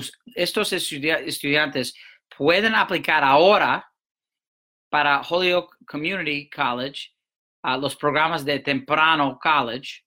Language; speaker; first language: Spanish; non-native, fluent; English